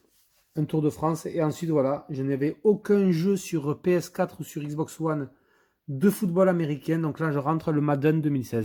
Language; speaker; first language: French; native; French